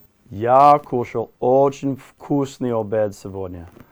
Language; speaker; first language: Russian; non-native, fluent; English